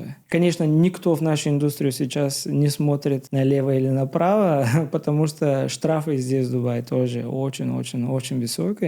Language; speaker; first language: Russian; non-native, learner; Bulgarian